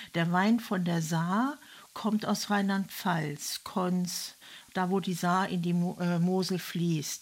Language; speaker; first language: German; native; German